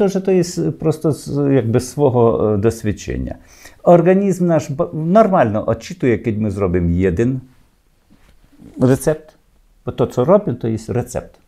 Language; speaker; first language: Polish; non-native, learner; Ukrainian